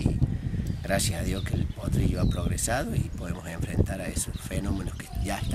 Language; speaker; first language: Spanish; native; Spanish